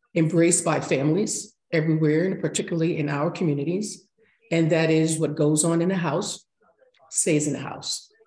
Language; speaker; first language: English; native; English